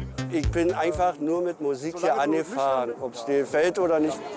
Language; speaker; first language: German; native; German